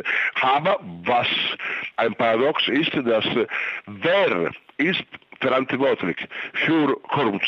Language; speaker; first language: German; non-native, fluent; Italian